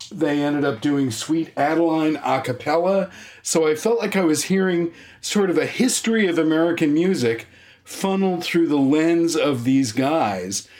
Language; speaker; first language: English; native; English